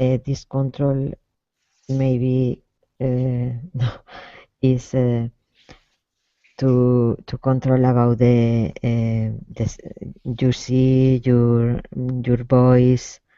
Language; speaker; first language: English; non-native, learner; Spanish